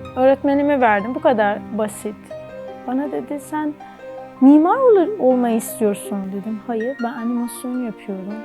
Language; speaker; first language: Turkish; non-native, learner; Persian